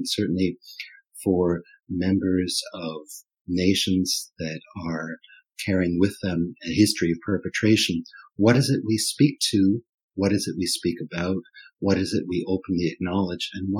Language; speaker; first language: English; non-native, fluent; German